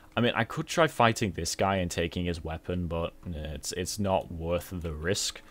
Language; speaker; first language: English; native; English